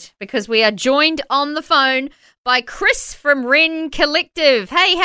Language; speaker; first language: English; native; English